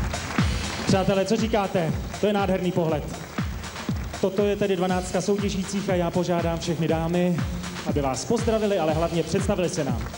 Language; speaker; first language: Czech; native; Czech